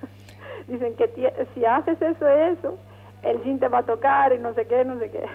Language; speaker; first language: Spanish; non-native, fluent; Arabic